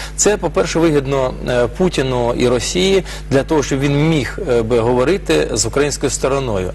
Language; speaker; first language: Ukrainian; non-native, local second language; Russian